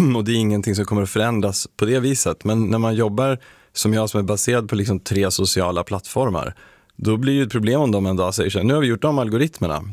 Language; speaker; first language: Swedish; native; Swedish